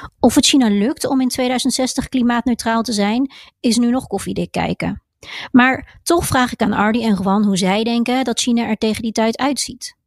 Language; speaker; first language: Dutch; native; Dutch